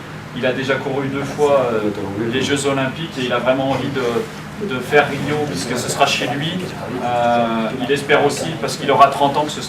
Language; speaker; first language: French; native; French